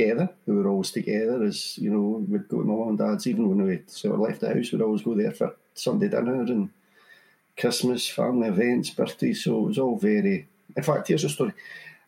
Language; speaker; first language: English; native; English